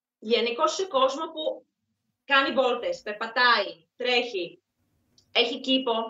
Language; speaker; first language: Greek; non-native, fluent; Czech